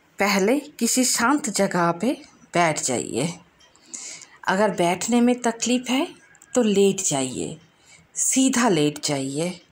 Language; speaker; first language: Hindi; non-native, local second language; Bangla